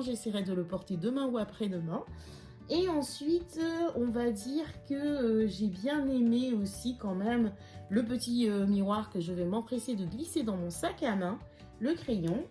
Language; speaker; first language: French; native; French